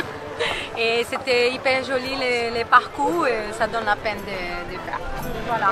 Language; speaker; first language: French; non-native, fluent; Portuguese